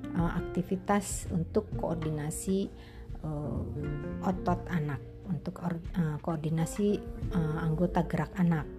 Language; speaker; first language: Indonesian; native; Indonesian